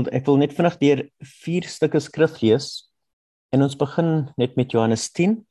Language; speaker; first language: Afrikaans; non-native, local second language; German